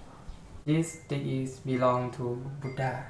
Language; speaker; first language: English; non-native, learner; Thai